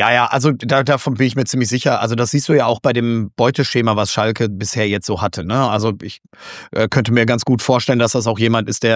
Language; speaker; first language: German; native; German